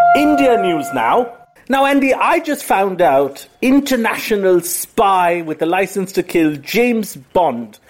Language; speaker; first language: English; non-native, local second language; Bangla